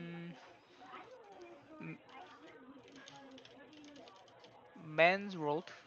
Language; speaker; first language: English; non-native, learner; Korean